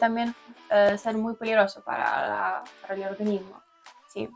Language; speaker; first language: Spanish; non-native, learner; Ukrainian